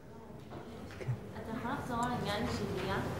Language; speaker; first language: Hebrew; native; Hebrew